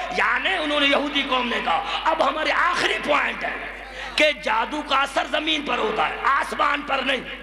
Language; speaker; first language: Urdu; non-native, local second language; Sindhi